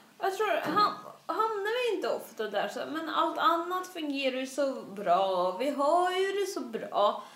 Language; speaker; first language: Swedish; early bilingual, other home language; Russian